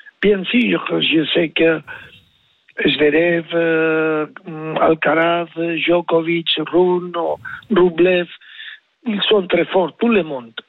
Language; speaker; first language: French; non-native, learner; Spanish